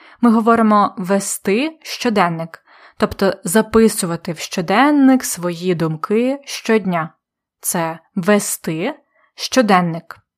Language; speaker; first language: Ukrainian; native; Ukrainian